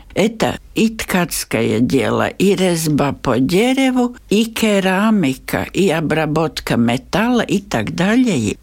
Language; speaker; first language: Russian; native; Russian